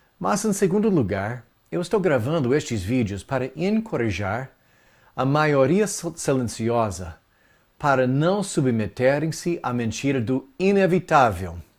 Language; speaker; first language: Portuguese; non-native, fluent; English